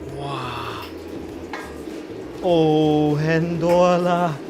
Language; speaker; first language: Chinese; non-native, learner; English